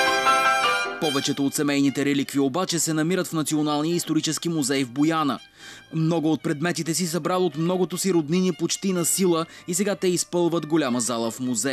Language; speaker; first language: Bulgarian; native; Bulgarian